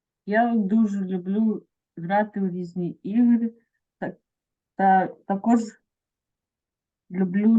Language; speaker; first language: Ukrainian; non-native, local second language; Russian